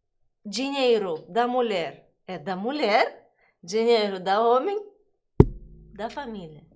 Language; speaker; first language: Portuguese; non-native, learner; Russian